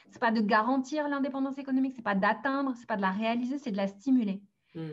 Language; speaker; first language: French; early bilingual, other home language; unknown